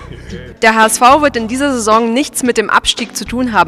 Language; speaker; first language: German; native; German